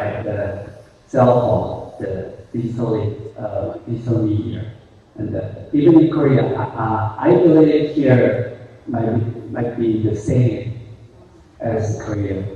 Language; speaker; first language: English; non-native, fluent; Korean